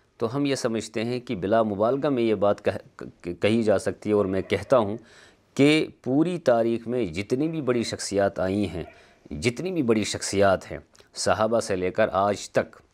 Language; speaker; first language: Urdu; native; Urdu